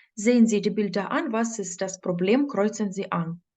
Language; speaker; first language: German; non-native, fluent; Ukrainian